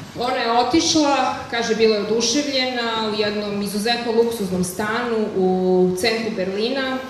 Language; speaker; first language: Serbian; native; Serbian